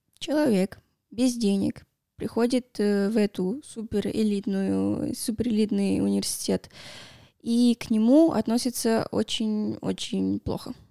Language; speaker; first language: Russian; non-native, fluent; Spanish